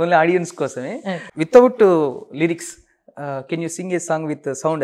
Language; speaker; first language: Telugu; native; Telugu